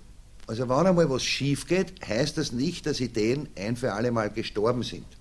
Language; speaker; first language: German; native; German